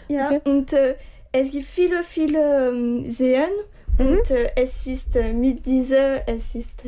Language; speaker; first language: German; non-native, learner; French